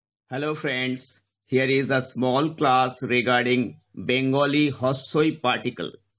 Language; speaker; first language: English; non-native, local second language; Bangla